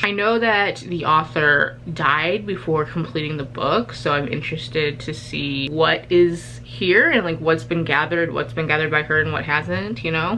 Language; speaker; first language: English; native; English